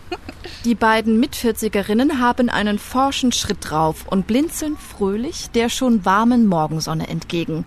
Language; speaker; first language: German; native; German